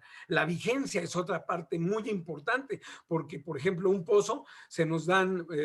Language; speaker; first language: Spanish; native; Spanish